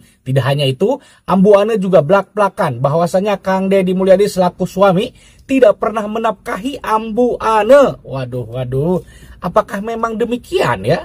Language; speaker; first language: Indonesian; native; Indonesian